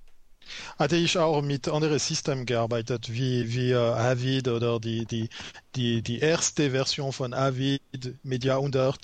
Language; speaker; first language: German; non-native, learner; French